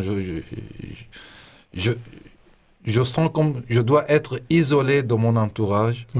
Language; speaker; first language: French; non-native, fluent; Arabic